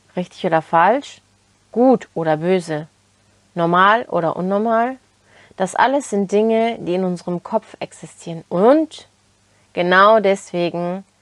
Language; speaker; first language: German; early bilingual, other home language; Turkish